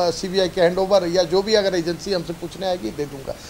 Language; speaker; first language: Hindi; native; Hindi